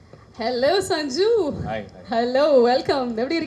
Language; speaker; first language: Tamil; native; Tamil